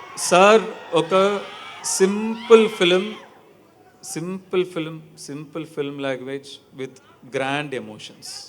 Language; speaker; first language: Telugu; non-native, learner; Tamil